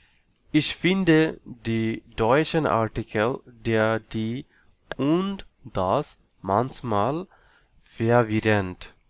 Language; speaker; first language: German; non-native, learner; Bangla